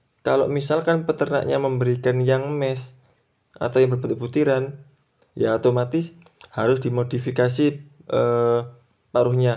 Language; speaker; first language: Indonesian; native; Indonesian